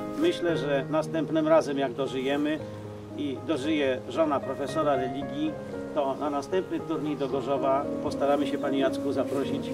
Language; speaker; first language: Polish; native; Polish